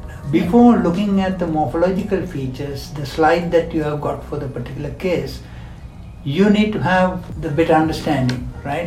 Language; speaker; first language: English; non-native, local second language; Sinhala